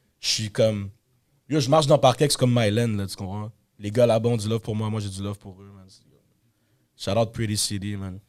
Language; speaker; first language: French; native; French